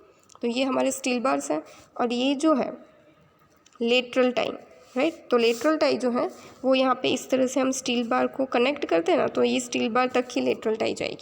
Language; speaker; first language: Hindi; native; Hindi